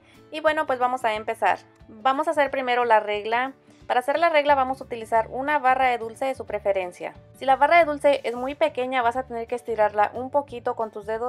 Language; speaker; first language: Spanish; native; Spanish